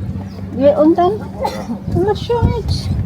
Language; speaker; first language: German; non-native, learner; Filipino